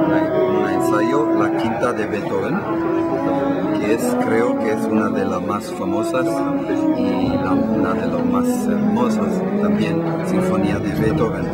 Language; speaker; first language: Spanish; non-native, fluent; Italian